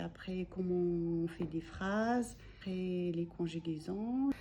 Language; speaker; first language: French; non-native, learner; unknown